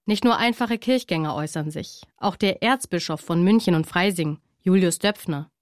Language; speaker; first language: German; native; German